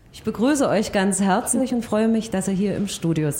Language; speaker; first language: German; native; German